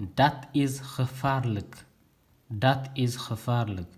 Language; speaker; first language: Dutch; non-native, fluent; Tigrinya